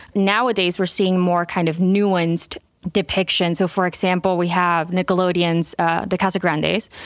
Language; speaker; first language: English; non-native, fluent; Spanish